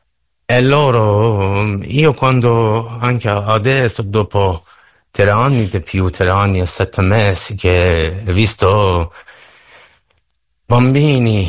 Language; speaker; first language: Italian; non-native, learner; Persian